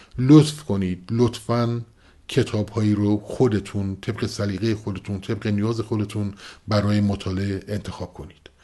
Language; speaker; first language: Persian; non-native, local second language; Kurdish